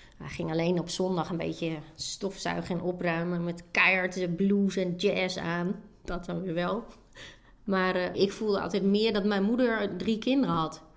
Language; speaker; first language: Dutch; native; Dutch